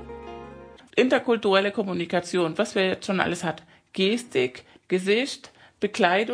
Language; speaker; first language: German; non-native, fluent; Spanish